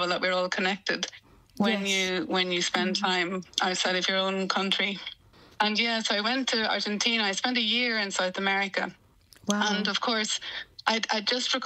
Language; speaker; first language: English; native; English